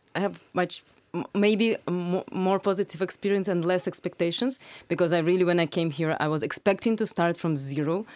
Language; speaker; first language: English; non-native, fluent; Russian